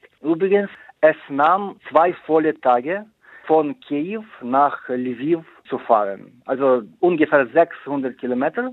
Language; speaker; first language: German; non-native, fluent; Ukrainian